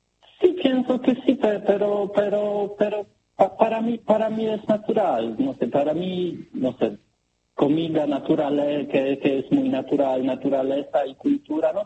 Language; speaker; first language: Spanish; non-native, learner; Polish